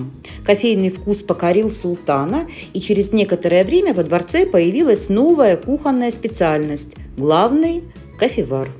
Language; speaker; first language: Russian; native; Russian